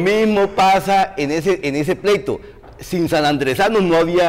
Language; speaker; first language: Spanish; native; Spanish